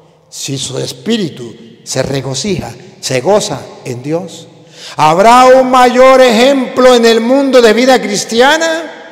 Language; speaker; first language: Spanish; native; Spanish